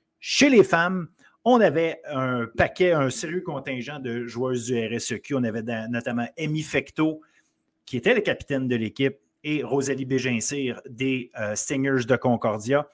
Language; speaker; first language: French; native; French